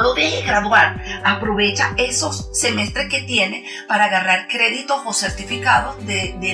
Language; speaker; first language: Spanish; native; Spanish